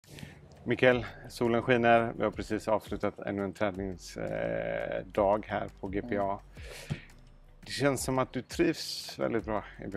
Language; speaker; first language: Swedish; native; Swedish